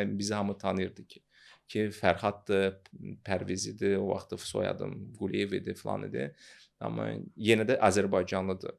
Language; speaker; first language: Azerbaijani; non-native, local second language; Russian